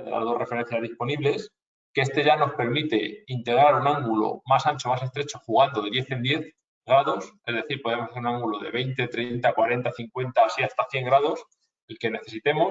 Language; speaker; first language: Spanish; native; Spanish